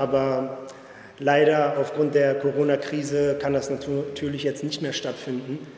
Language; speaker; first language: German; native; German